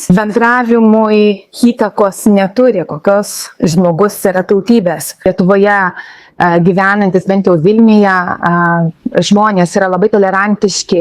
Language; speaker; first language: Lithuanian; non-native, local second language; Polish